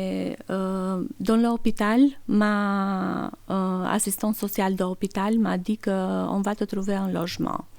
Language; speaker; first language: French; non-native, learner; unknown